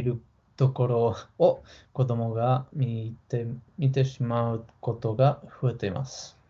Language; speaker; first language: Japanese; non-native, learner; English